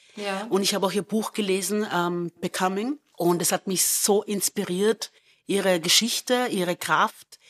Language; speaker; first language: German; native; German